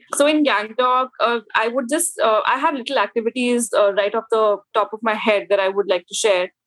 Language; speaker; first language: English; non-native, local second language; Hindi